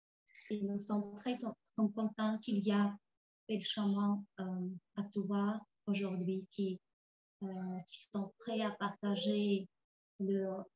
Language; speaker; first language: French; non-native, fluent; Tuvinian